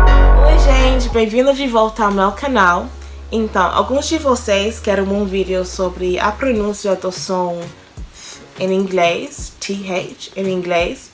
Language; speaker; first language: Portuguese; non-native, fluent; English